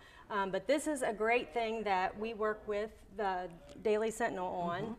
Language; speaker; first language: English; native; English